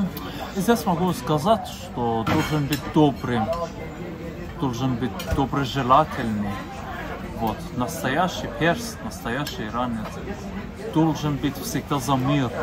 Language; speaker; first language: Russian; non-native, learner; Persian